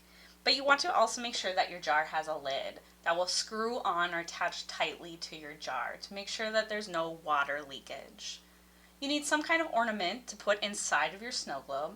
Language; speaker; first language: English; native; English